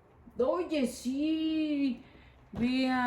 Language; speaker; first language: Spanish; native; Spanish